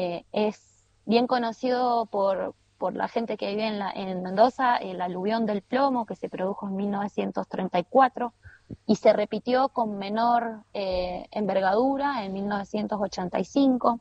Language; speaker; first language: Spanish; native; Spanish